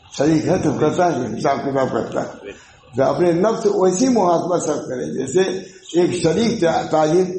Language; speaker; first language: Urdu; native; Urdu